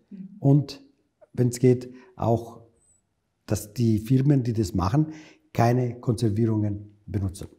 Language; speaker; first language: German; non-native, fluent; Italian